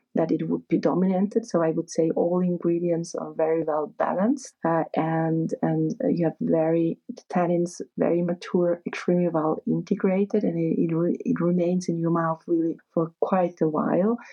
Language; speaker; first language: English; non-native, fluent; German